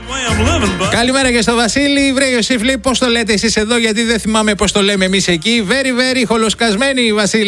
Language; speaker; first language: Greek; native; Greek